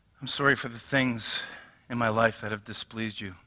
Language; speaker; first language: English; native; English